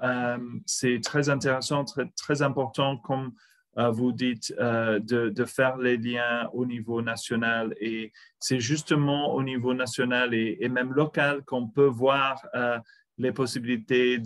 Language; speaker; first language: French; non-native, fluent; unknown